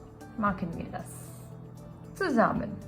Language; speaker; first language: German; non-native, learner; Gujarati